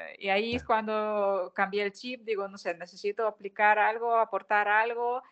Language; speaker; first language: Spanish; non-native, fluent; Ukrainian